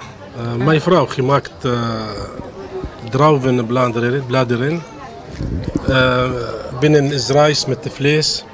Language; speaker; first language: Dutch; non-native, learner; Arabic